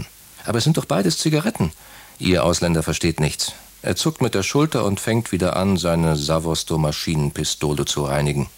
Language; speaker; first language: German; native; German